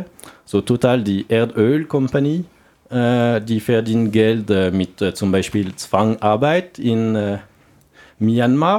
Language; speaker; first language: German; non-native, learner; French